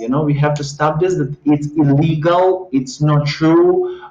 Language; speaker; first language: English; non-native, fluent; Ukrainian